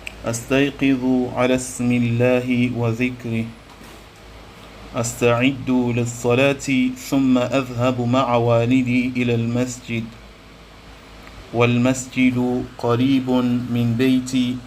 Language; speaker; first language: Arabic; non-native, fluent; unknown